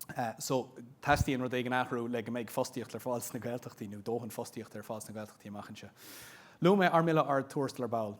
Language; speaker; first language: Irish; non-native, local second language; English